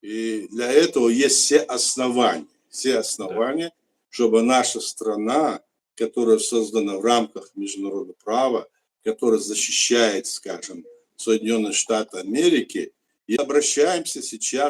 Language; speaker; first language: Russian; non-native, local second language; Chechen